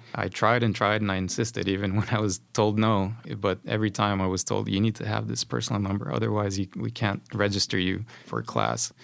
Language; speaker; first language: English; non-native, fluent; Spanish